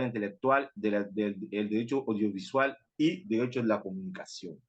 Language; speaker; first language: Spanish; non-native, fluent; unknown